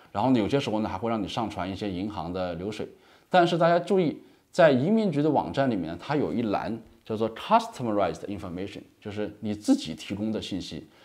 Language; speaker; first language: Chinese; native; Chinese